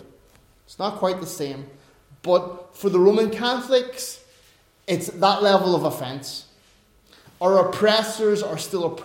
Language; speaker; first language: English; native; English